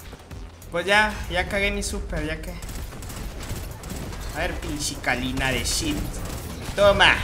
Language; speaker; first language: Spanish; native; Spanish